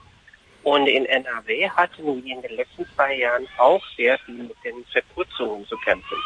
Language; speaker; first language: German; non-native, fluent; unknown